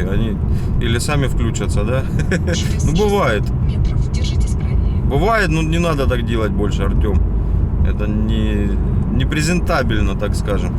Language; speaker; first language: Russian; native; Russian